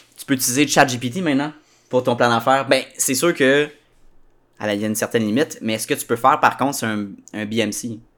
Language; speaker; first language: French; native; French